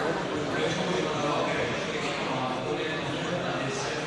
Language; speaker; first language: French; native; French